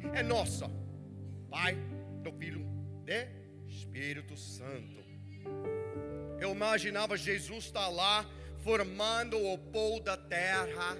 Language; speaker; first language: Portuguese; non-native, learner; English